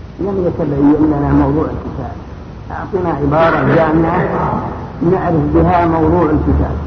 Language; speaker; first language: Arabic; native; Arabic